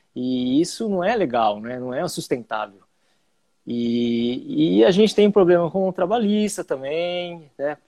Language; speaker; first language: Portuguese; early bilingual, other home language; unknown